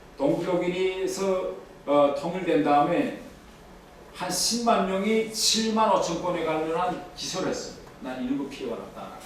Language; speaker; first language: Korean; native; Korean